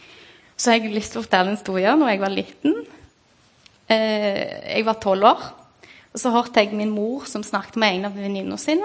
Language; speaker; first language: Norwegian; non-native, fluent; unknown